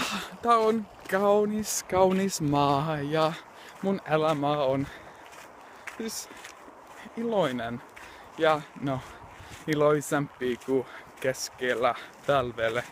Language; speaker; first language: Finnish; non-native, learner; English